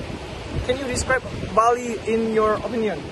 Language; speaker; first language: English; non-native, learner; Indonesian